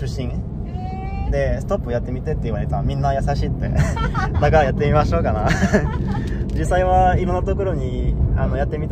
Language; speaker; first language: Japanese; non-native, fluent; French